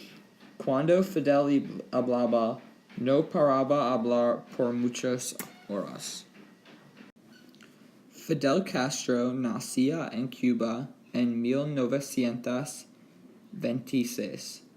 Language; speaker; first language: Spanish; non-native, learner; English